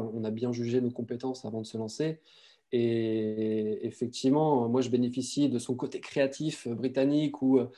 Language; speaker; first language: French; native; French